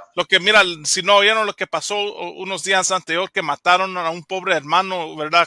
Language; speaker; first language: Spanish; early bilingual, heritage; Spanish